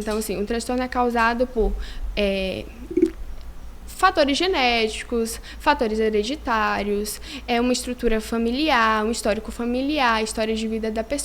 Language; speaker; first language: Portuguese; native; Portuguese